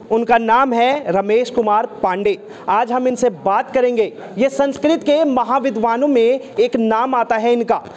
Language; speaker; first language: Hindi; native; Hindi